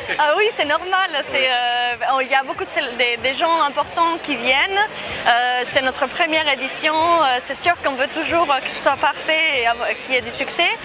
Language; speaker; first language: French; non-native, fluent; Spanish